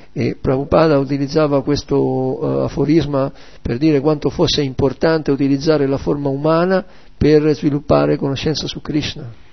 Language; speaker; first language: Italian; native; Italian